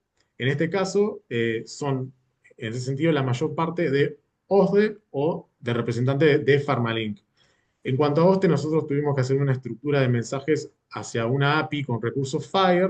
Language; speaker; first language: Spanish; native; Spanish